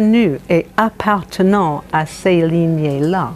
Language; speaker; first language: French; non-native, fluent; English